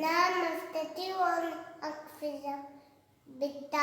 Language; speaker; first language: Arabic; non-native, learner; Urdu